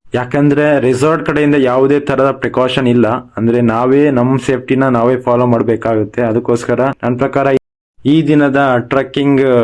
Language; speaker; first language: Kannada; non-native, local second language; Tulu